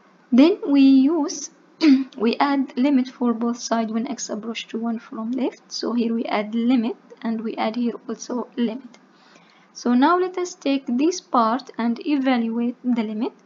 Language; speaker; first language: English; non-native, fluent; Arabic